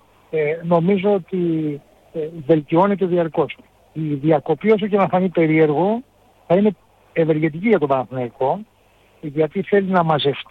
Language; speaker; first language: Greek; native; Greek